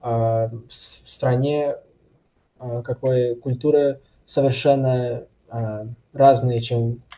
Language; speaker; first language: Russian; early bilingual, heritage; Russian